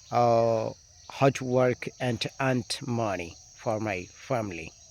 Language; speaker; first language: English; non-native, learner; Bangla